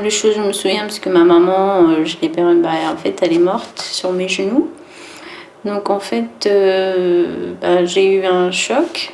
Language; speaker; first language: French; early bilingual, other home language; Tachelhit